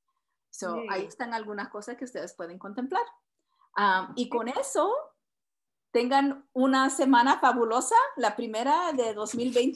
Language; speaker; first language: Spanish; early bilingual, heritage; Spanish